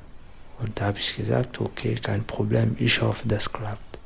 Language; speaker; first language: German; non-native, learner; French